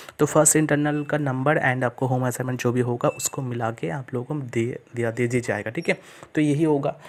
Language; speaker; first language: Hindi; non-native, local second language; Bangla